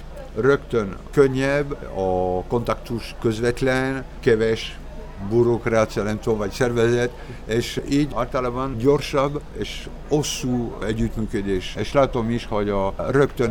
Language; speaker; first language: Hungarian; non-native, learner; French